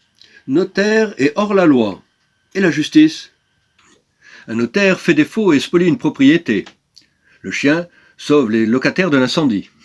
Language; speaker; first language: French; native; French